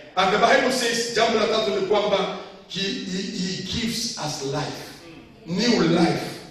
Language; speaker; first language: English; non-native, local second language; Swahili